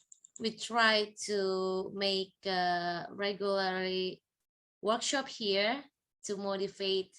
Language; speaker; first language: English; non-native, fluent; Indonesian